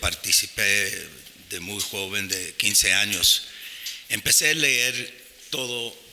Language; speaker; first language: Spanish; non-native, fluent; English